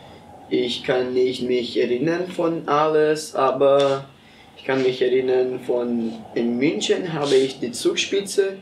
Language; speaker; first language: German; non-native, learner; Portuguese